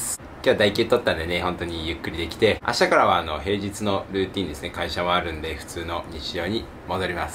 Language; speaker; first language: Japanese; native; Japanese